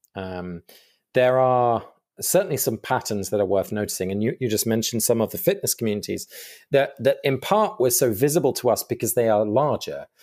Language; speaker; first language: English; native; English